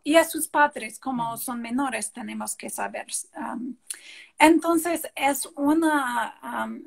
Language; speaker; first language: Spanish; non-native, fluent; English